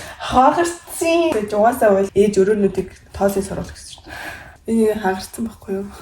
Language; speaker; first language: Mongolian; early bilingual, heritage; Mongolian